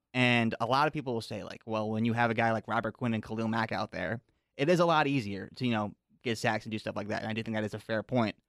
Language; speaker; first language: English; native; English